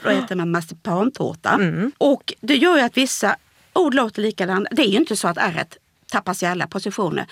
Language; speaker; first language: Swedish; native; Swedish